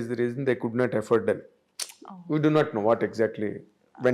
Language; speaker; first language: Telugu; native; Telugu